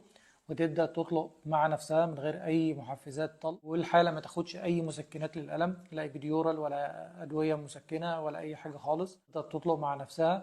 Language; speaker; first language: Arabic; native; Arabic